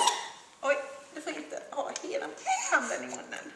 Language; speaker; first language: Swedish; non-native, fluent; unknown